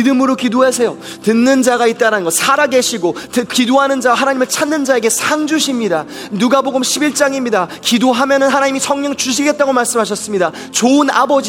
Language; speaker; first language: Korean; native; Korean